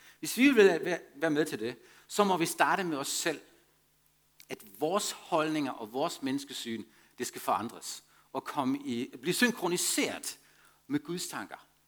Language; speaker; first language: Danish; non-native, fluent; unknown